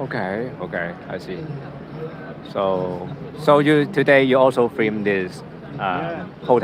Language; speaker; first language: English; non-native, learner; Cantonese